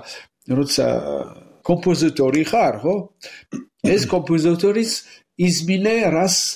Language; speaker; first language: Georgian; non-native, learner; French